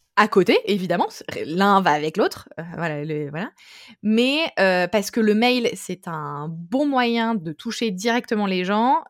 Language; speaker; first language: French; native; French